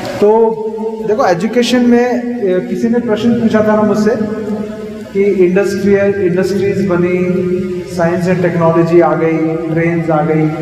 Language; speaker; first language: Hindi; native; Hindi